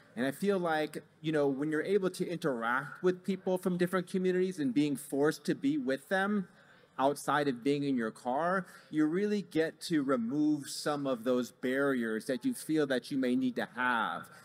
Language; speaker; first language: English; native; English